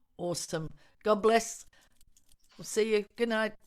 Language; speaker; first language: English; native; English